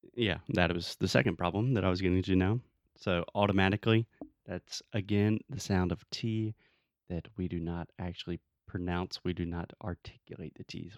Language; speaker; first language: English; native; English